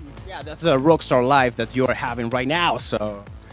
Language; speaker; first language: English; non-native, fluent; Spanish